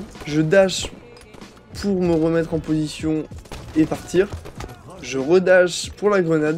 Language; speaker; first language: French; native; French